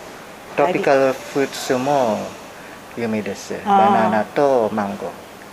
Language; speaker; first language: Japanese; non-native, learner; Hiligaynon